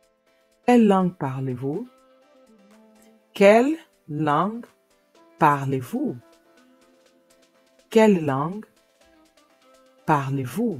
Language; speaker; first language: French; non-native, fluent; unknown